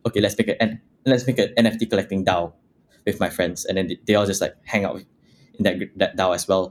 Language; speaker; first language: English; non-native, local second language; Chinese